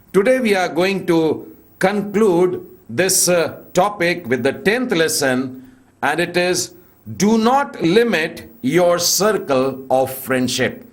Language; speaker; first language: English; non-native, local second language; Hindi